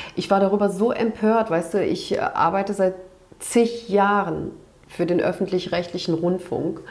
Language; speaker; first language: German; early bilingual, other home language; Turkish